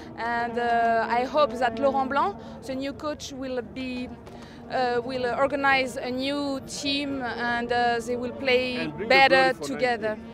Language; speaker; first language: English; non-native, learner; French